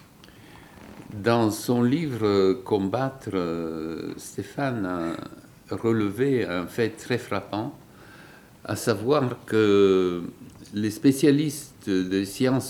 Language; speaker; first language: French; non-native, fluent; Bulgarian